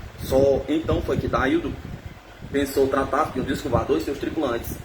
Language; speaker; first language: Portuguese; native; Portuguese